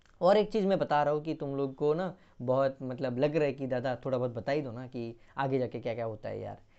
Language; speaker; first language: Hindi; non-native, local second language; Bangla